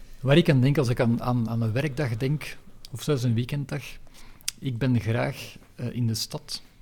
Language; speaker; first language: Dutch; native; Dutch